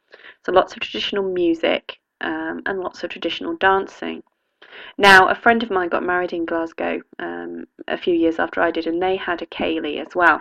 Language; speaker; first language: English; native; English